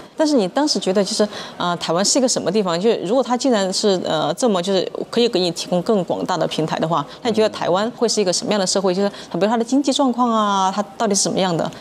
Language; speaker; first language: Chinese; native; Chinese